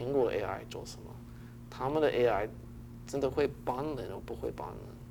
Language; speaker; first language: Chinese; early bilingual, heritage; English